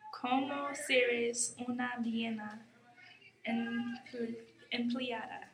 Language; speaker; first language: Spanish; non-native, learner; English